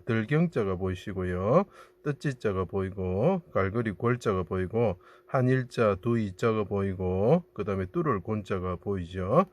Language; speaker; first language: Korean; native; Korean